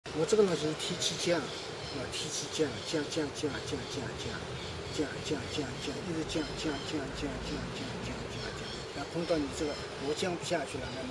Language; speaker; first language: Chinese; native; Chinese